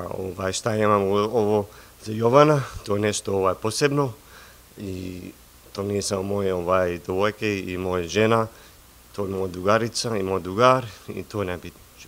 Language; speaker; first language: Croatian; early bilingual, heritage; English